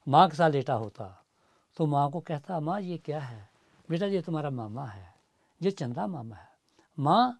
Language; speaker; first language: Hindi; native; Hindi